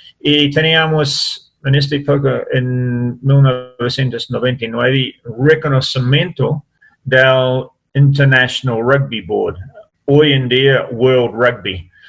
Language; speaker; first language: Spanish; non-native, learner; English